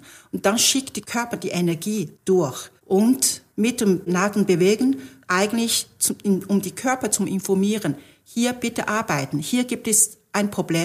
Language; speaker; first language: German; non-native, fluent; Chinese